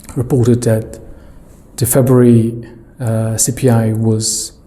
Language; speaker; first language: English; non-native, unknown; Mongolian